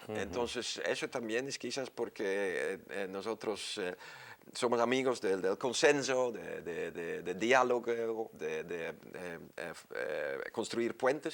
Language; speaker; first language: Spanish; non-native, fluent; Dutch